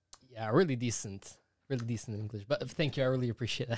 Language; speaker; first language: English; non-native, fluent; Slovak